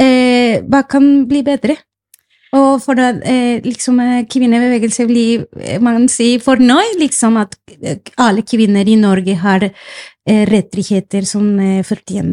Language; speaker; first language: Norwegian; non-native, fluent; Spanish